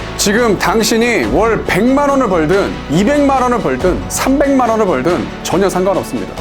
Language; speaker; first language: Korean; native; Korean